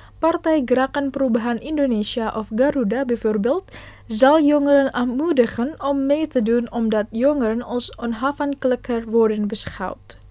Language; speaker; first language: Dutch; non-native, fluent; Indonesian